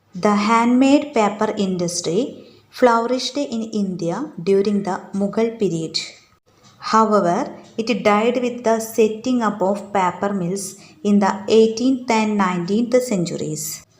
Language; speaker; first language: English; non-native, local second language; Malayalam